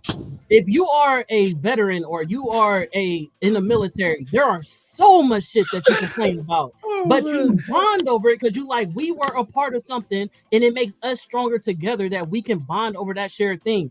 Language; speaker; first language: English; native; English